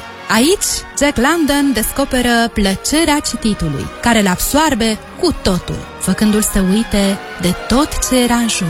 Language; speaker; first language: Romanian; native; Romanian